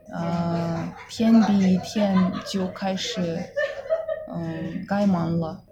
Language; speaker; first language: Chinese; non-native, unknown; Russian